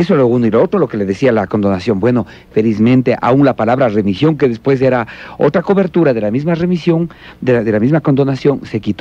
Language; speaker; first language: Spanish; native; Spanish